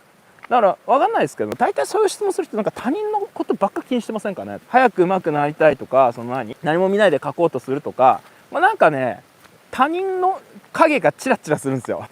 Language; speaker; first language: Japanese; native; Japanese